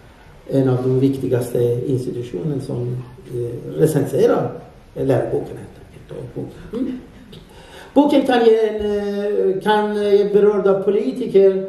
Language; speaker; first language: Swedish; non-native, fluent; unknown